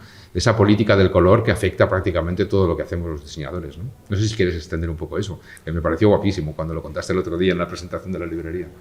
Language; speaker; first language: Spanish; native; Spanish